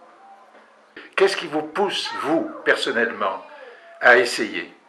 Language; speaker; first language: French; native; French